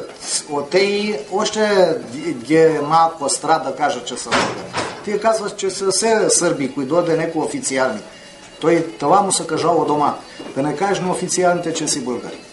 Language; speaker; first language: Bulgarian; early bilingual, heritage; Bulgarian